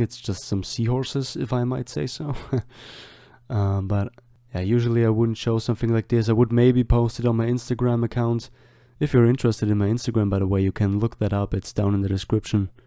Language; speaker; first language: English; non-native, fluent; German